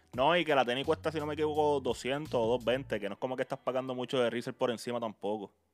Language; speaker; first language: Spanish; native; Spanish